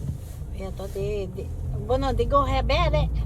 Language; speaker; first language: Danish; non-native, learner; Filipino